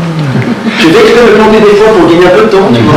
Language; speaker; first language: French; native; French